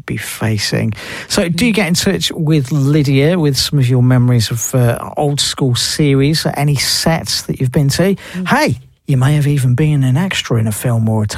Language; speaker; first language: English; native; English